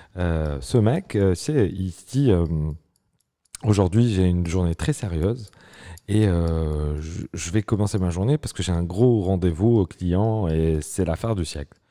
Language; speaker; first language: French; non-native, local second language; Arabic